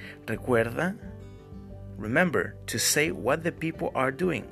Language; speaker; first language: English; non-native, fluent; Spanish